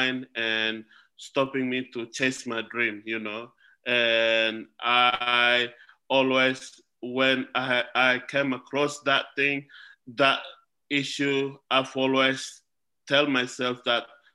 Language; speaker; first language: English; non-native, fluent; Indonesian